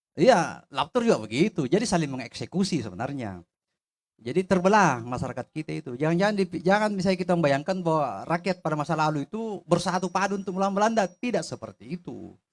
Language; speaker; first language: Indonesian; native; Indonesian